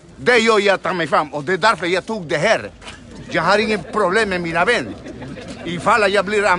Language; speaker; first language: Swedish; non-native, fluent; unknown